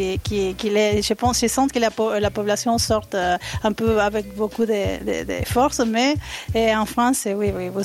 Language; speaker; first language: French; non-native, fluent; Spanish